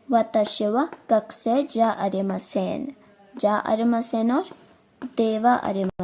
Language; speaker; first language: Japanese; non-native, fluent; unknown